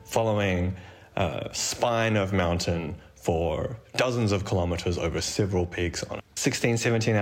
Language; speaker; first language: English; native; English